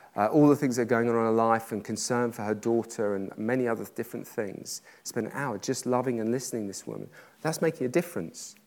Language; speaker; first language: English; native; English